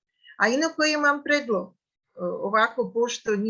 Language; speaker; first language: Macedonian; non-native, fluent; Russian